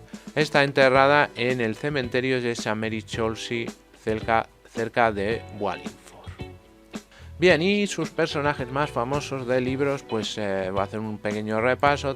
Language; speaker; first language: Spanish; native; Spanish